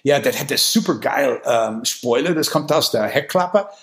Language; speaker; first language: German; non-native, fluent; English